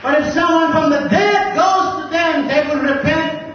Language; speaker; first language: English; non-native, local second language; Filipino